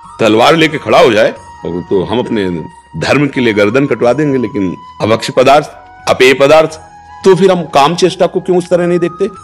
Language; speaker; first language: Hindi; native; Hindi